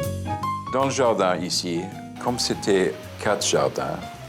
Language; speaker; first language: French; non-native, fluent; English